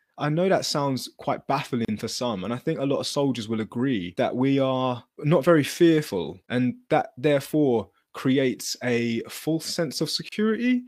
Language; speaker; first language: English; native; English